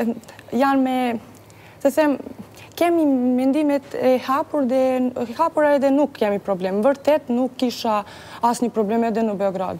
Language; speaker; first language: Albanian; non-native, learner; Serbian